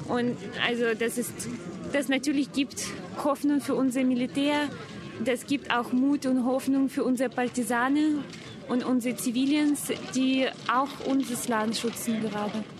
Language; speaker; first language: German; non-native, fluent; Ukrainian